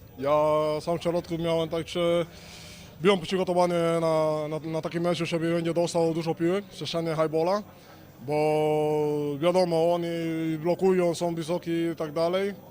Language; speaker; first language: Polish; non-native, fluent; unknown